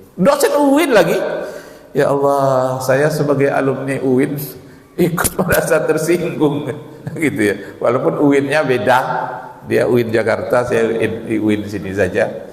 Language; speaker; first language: Indonesian; native; Indonesian